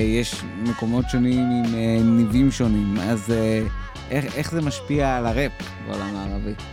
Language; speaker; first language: Hebrew; native; Hebrew